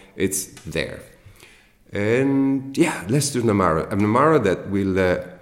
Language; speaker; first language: English; non-native, fluent; Italian